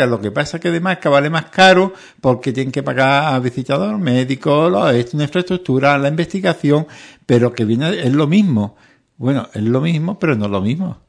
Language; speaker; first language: Spanish; native; Spanish